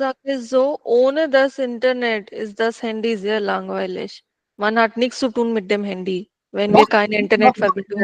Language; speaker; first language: German; non-native, learner; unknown